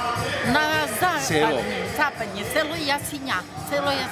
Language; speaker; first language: Czech; non-native, learner; Ukrainian